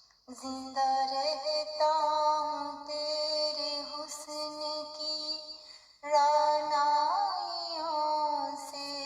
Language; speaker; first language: Urdu; native; Urdu